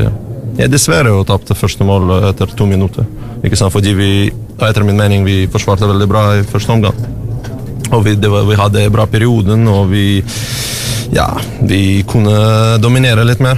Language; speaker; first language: Norwegian; non-native, learner; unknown